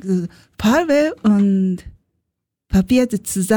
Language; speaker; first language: German; non-native, learner; Japanese